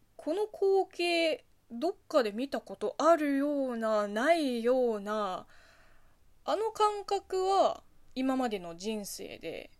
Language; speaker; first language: Japanese; non-native, fluent; Chinese